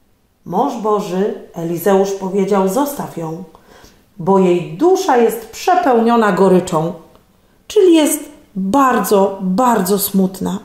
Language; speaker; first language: Polish; native; Polish